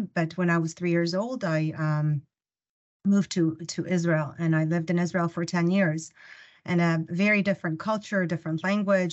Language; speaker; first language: English; non-native, fluent; Russian